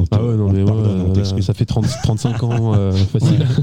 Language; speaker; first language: French; early bilingual, other home language; Italian